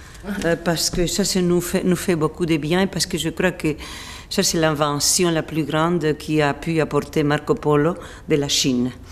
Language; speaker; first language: French; non-native, fluent; Spanish